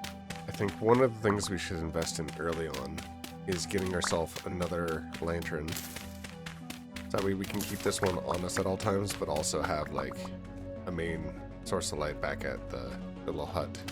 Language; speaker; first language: English; native; English